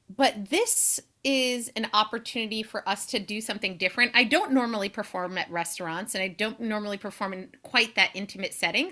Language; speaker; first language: English; native; English